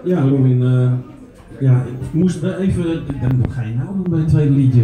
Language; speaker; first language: Dutch; native; Dutch